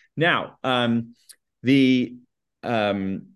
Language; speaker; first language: English; native; English